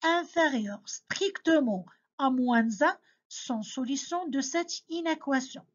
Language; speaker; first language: French; non-native, local second language; Arabic